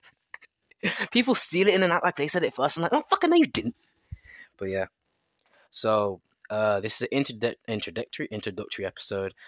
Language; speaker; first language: English; native; English